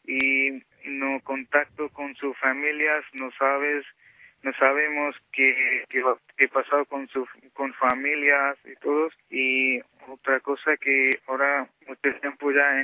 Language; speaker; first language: Spanish; non-native, local second language; Punjabi